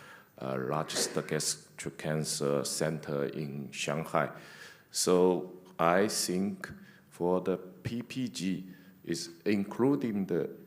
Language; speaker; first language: English; non-native, fluent; Chinese